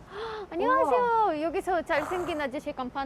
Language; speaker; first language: Korean; non-native, fluent; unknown